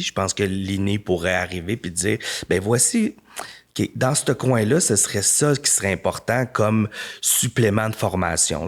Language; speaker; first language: French; native; French